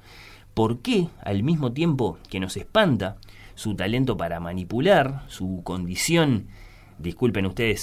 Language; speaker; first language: Spanish; native; Spanish